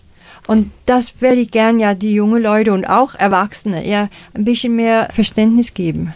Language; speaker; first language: German; non-native, fluent; Danish